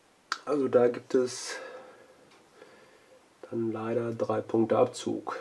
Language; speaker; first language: German; native; German